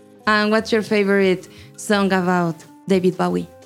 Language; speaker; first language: English; non-native, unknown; Spanish